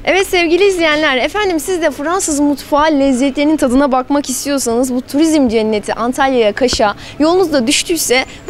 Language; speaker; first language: Turkish; native; Turkish